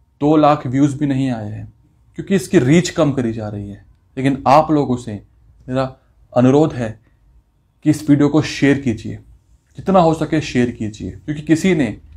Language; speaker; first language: Hindi; native; Hindi